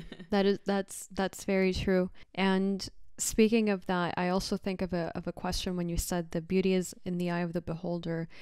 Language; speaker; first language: English; early bilingual, other home language; Spanish